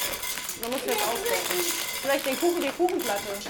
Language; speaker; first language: German; native; German